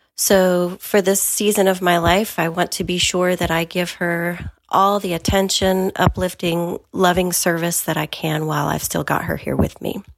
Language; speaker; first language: English; native; English